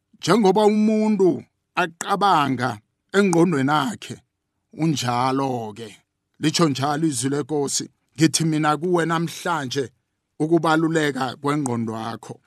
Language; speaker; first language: Zulu; non-native, local second language; South Ndebele